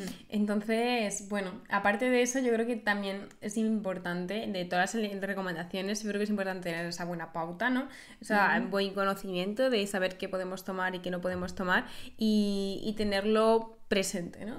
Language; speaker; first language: Spanish; native; Spanish